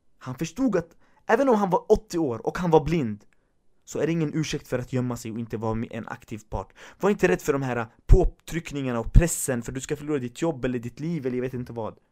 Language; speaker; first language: Swedish; early bilingual, other home language; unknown